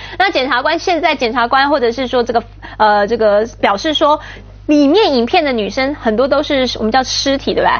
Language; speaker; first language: Chinese; native; Chinese